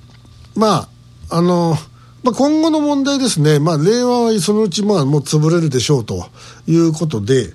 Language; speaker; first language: Japanese; native; Japanese